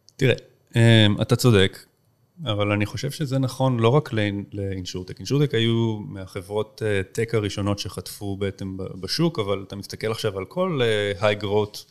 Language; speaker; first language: Hebrew; native; Hebrew